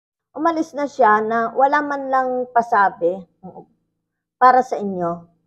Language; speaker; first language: Filipino; native; Filipino